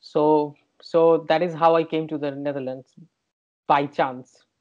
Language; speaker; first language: English; non-native, local second language; Bangla